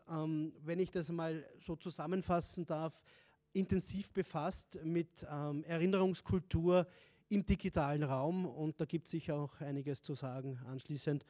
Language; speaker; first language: German; native; German